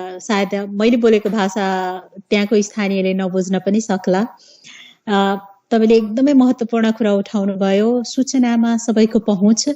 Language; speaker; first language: Nepali; non-native, local second language; Awadhi